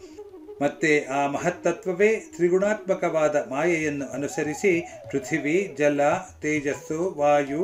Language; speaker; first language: Kannada; native; Kannada